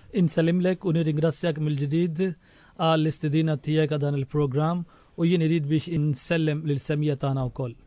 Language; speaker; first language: Maltese; non-native, fluent; Urdu